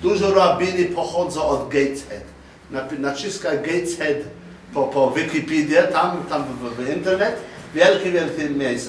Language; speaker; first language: Polish; non-native, learner; English